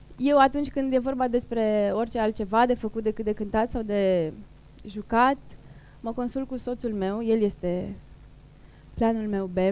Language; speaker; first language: Romanian; non-native, local second language; Turkish